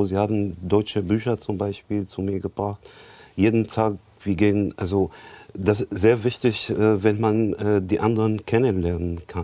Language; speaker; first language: German; non-native, learner; Arabic